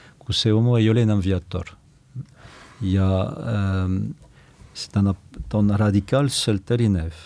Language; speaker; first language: Estonian; non-native, fluent; French